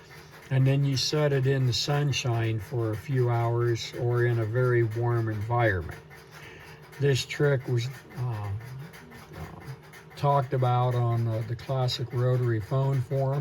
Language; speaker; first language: English; native; English